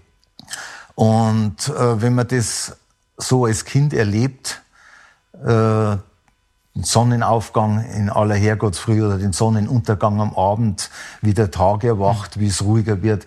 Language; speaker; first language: German; native; German